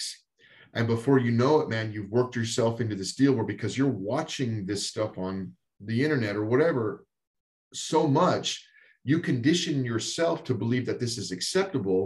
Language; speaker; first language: English; native; English